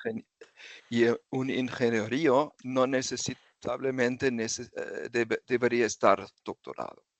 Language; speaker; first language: Spanish; non-native, fluent; German